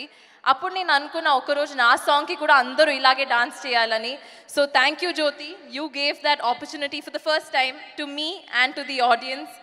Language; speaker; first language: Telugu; non-native, learner; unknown